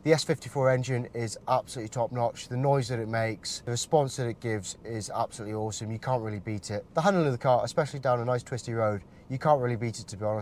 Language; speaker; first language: English; native; English